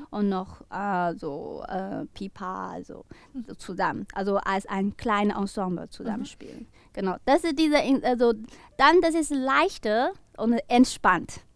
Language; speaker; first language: German; non-native, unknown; Chinese